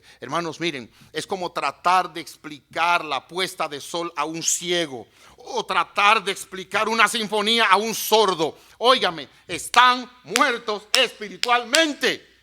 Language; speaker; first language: Spanish; native; Spanish